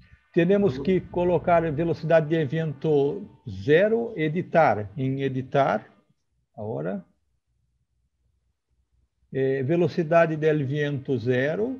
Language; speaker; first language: Spanish; non-native, learner; Portuguese